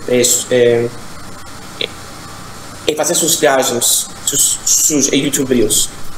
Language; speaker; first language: Portuguese; non-native, learner; English